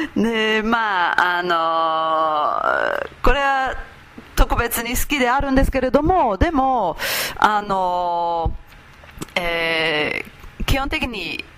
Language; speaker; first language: Japanese; non-native, fluent; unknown